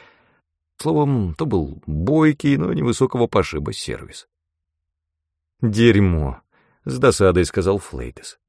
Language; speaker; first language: Russian; native; Russian